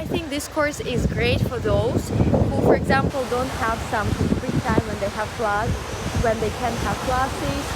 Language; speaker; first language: English; non-native, fluent; Russian